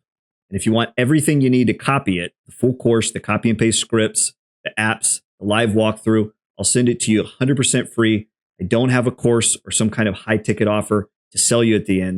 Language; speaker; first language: English; native; English